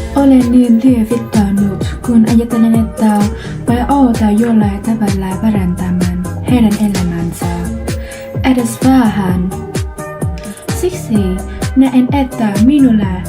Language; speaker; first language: Finnish; non-native, learner; Vietnamese